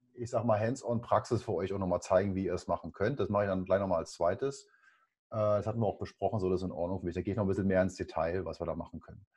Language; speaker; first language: German; native; German